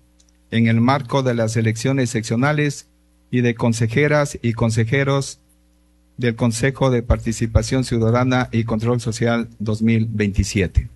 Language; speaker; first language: Spanish; native; Spanish